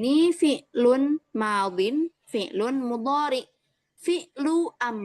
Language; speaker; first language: Arabic; non-native, fluent; Indonesian